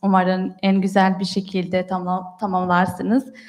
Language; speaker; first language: Turkish; non-native, fluent; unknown